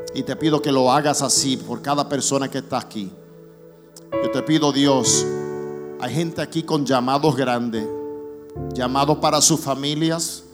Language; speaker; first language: Spanish; early bilingual, heritage; Spanish